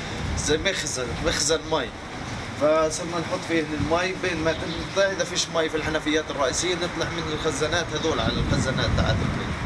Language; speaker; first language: Arabic; native; Arabic